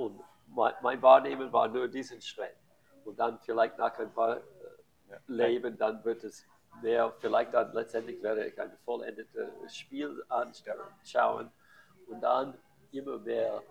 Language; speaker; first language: German; non-native, learner; English